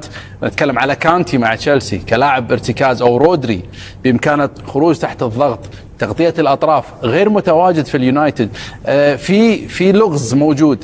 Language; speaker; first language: Arabic; native; Arabic